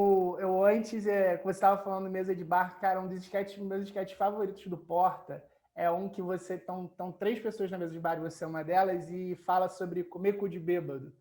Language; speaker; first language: Portuguese; native; Portuguese